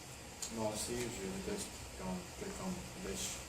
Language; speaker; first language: French; non-native, learner; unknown